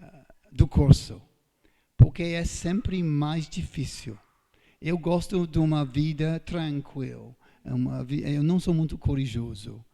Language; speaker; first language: Portuguese; non-native, fluent; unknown